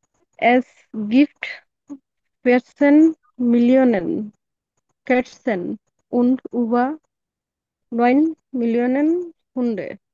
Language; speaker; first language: German; non-native, learner; Bangla